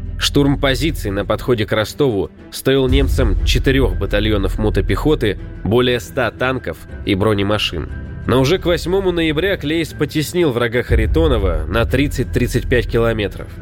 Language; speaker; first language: Russian; native; Russian